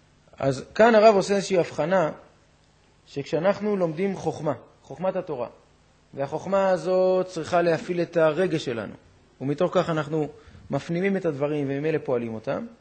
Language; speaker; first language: Hebrew; native; Hebrew